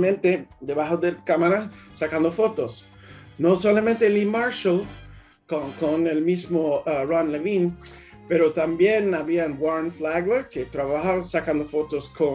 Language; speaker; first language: Spanish; early bilingual, heritage; English